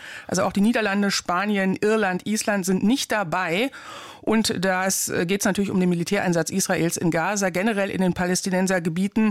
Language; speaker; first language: German; native; German